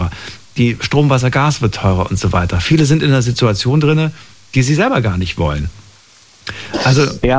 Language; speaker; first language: German; native; German